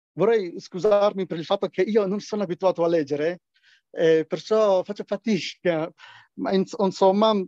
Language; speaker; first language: Italian; non-native, fluent; Persian